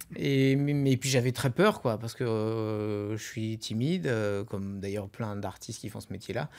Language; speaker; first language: French; native; French